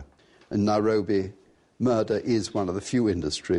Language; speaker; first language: English; native; English